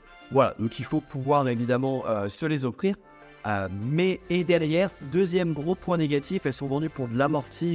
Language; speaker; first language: French; native; French